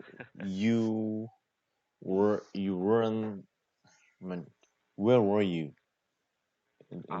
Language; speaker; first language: English; non-native, learner; Korean